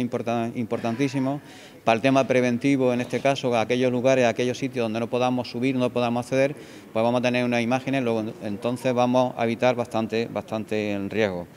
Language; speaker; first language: Spanish; native; Spanish